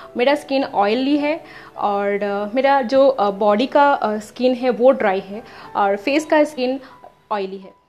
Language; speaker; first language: Hindi; non-native, local second language; Bangla